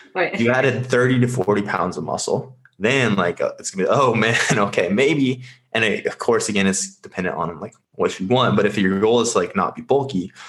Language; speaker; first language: English; native; English